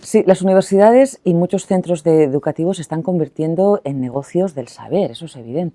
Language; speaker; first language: Spanish; native; Spanish